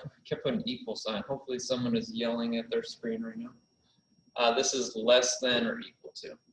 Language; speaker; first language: English; native; English